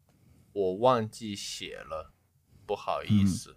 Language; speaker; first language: Chinese; non-native, learner; English